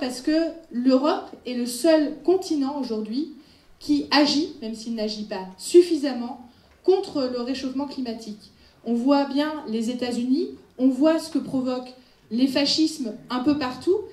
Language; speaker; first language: French; non-native, fluent; Dutch